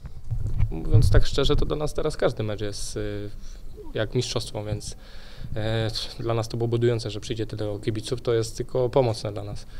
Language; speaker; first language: Polish; native; Polish